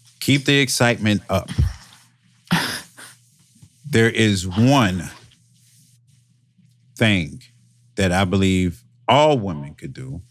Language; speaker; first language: English; native; English